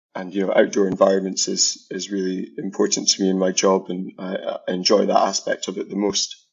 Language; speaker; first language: English; native; English